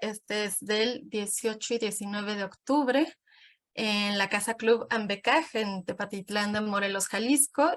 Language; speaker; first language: Spanish; native; Spanish